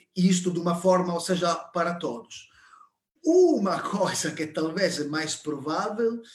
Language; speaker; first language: Portuguese; non-native, fluent; Italian